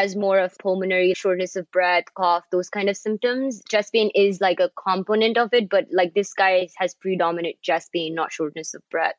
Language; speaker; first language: English; non-native, local second language; Urdu